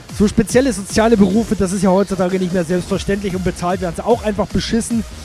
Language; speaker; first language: German; native; German